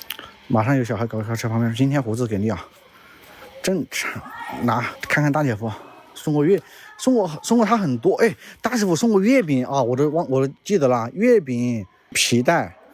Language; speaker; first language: Chinese; native; Chinese